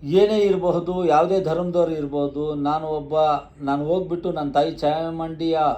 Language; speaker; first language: Kannada; native; Kannada